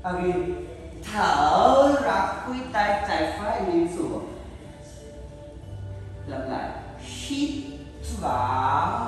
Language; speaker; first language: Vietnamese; non-native, learner; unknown